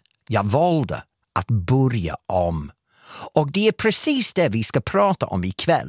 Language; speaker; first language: Swedish; non-native, fluent; English